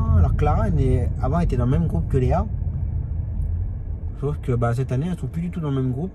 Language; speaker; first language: French; native; French